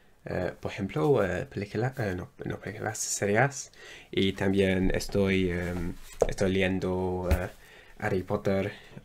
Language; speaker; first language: Spanish; non-native, learner; English